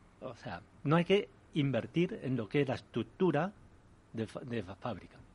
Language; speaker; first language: Spanish; early bilingual, other home language; Chinese